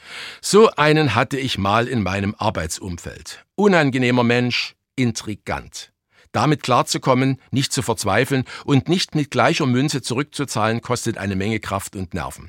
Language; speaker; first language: German; native; German